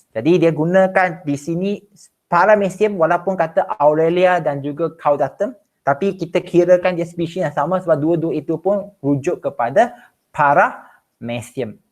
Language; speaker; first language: Malay; non-native, local second language; Chinese